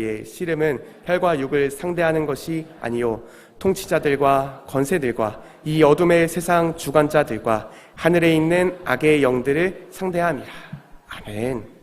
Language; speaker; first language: Korean; native; Korean